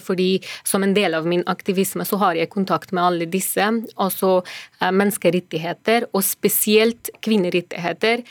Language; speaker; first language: Norwegian; non-native, fluent; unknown